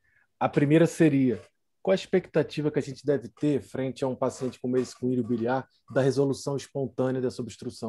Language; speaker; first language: Portuguese; native; Portuguese